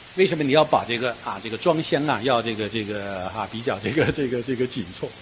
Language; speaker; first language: Chinese; native; Chinese